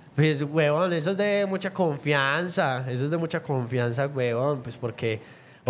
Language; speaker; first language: Spanish; native; Spanish